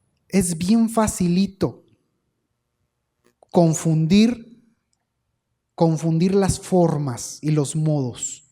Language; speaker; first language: Spanish; native; Spanish